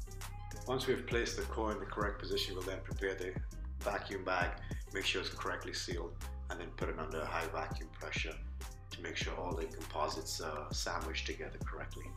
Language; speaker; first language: English; native; English